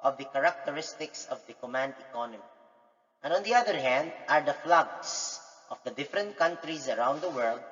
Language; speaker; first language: English; non-native, local second language; Filipino